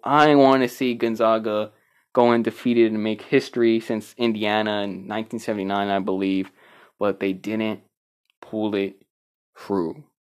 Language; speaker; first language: English; early bilingual, other home language; Spanish